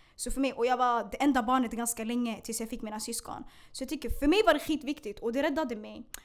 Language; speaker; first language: Swedish; early bilingual, other home language; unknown